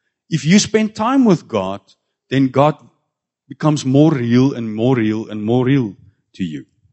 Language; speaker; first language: English; non-native, local second language; Afrikaans